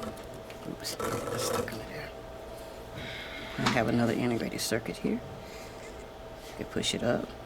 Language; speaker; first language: English; native; English